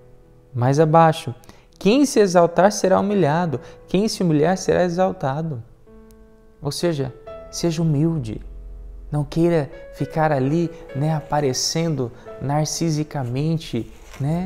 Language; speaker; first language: Portuguese; native; Portuguese